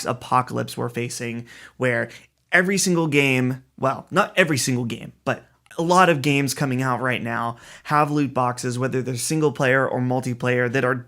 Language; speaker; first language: English; native; English